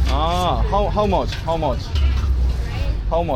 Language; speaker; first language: English; non-native, learner; Korean